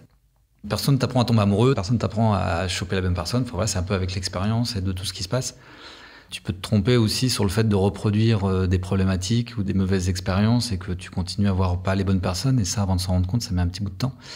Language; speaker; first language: French; native; French